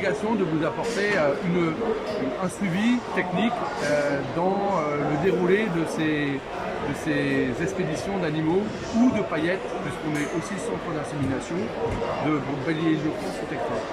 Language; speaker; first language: French; native; French